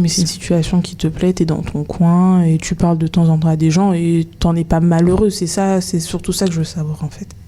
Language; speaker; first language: French; native; French